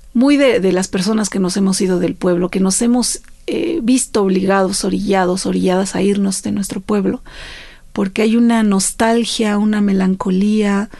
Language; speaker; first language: Spanish; native; Spanish